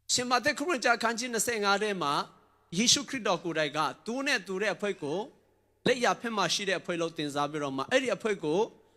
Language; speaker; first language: Burmese; non-native, local second language; Tedim Chin